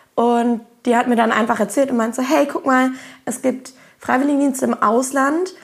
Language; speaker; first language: German; native; German